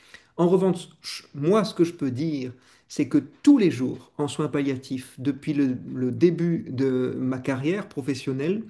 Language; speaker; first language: French; native; French